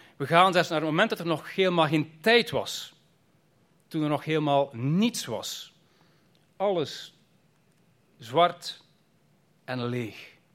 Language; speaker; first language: Dutch; native; Dutch